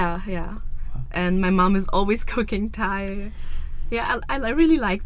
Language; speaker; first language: English; non-native, fluent; German